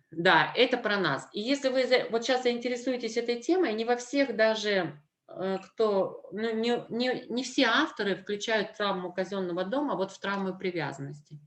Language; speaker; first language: Russian; native; Russian